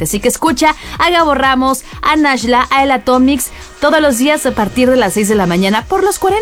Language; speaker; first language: Spanish; native; Spanish